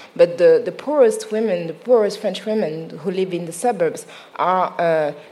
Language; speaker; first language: English; non-native, fluent; French